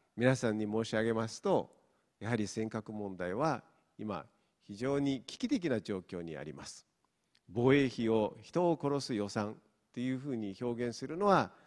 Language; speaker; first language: Japanese; non-native, fluent; Mongolian